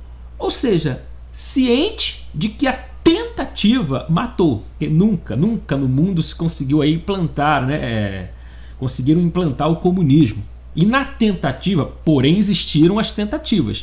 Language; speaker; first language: Portuguese; native; Portuguese